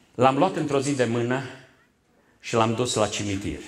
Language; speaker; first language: Romanian; native; Romanian